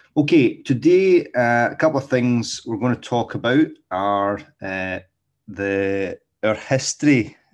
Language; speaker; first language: English; native; English